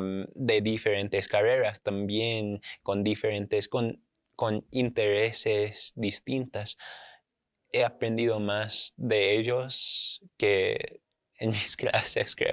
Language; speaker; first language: Spanish; non-native, fluent; English